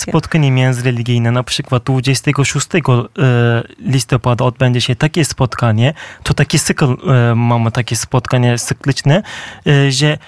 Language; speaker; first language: Polish; non-native, fluent; Turkish